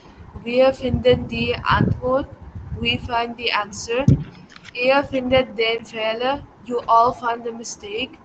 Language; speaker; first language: German; non-native, learner; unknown